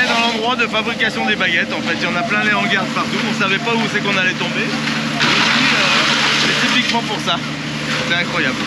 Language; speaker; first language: French; native; French